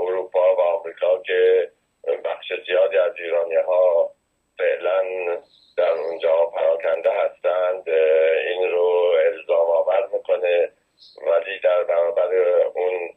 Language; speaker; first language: Persian; native; Persian